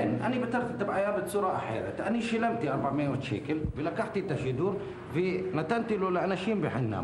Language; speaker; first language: Hebrew; non-native, local second language; Arabic